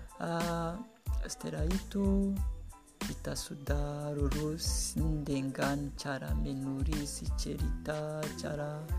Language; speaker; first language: Indonesian; non-native, learner; Kinyarwanda